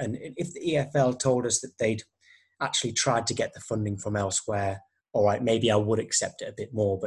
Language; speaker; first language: English; native; English